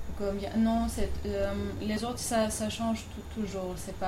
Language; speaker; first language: French; non-native, fluent; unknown